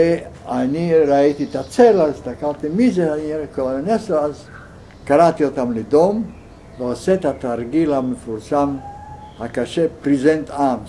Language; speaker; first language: Hebrew; non-native, fluent; Yiddish